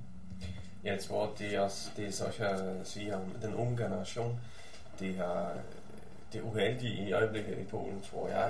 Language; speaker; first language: Danish; non-native, fluent; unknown